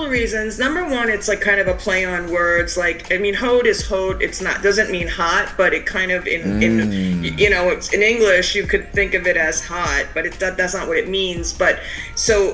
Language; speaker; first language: English; native; English